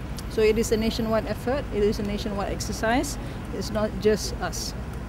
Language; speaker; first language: English; non-native, local second language; Malay